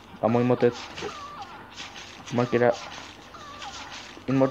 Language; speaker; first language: Spanish; native; Spanish